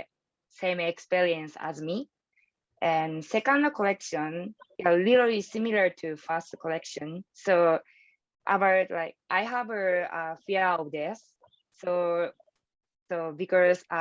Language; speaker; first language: English; non-native, learner; Japanese